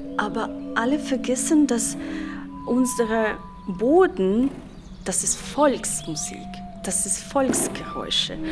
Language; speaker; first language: German; non-native, learner; Ukrainian